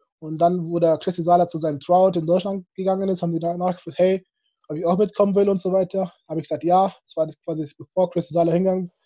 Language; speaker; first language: German; early bilingual, other home language; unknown